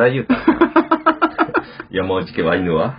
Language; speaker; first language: Japanese; native; Japanese